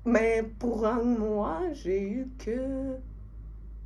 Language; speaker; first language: French; non-native, fluent; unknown